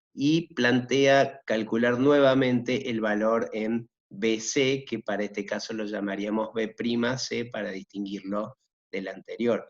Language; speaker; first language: Spanish; native; Spanish